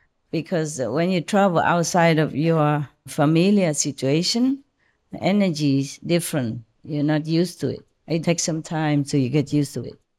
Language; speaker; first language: English; non-native, fluent; Vietnamese